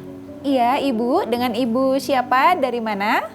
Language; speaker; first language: Indonesian; native; Indonesian